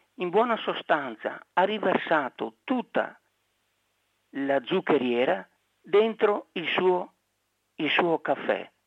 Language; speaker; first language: Italian; native; Italian